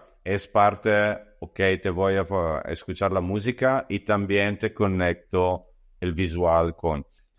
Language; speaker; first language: Spanish; non-native, learner; Italian